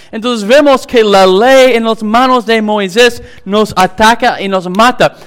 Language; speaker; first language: Spanish; non-native, fluent; English